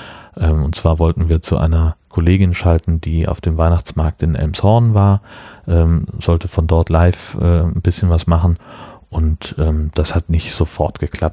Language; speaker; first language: German; native; German